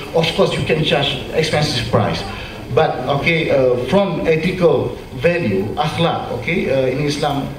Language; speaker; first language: English; non-native, local second language; Malay